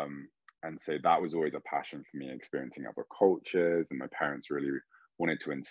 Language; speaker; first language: English; native; English